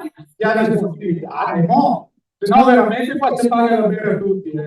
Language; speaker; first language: Italian; native; Italian